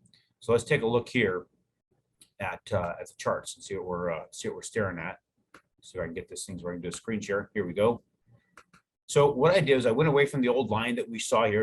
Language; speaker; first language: English; native; English